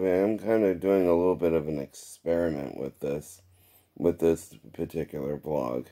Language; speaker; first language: English; native; English